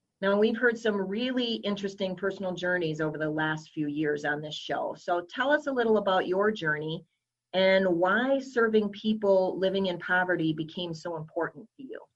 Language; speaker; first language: English; native; English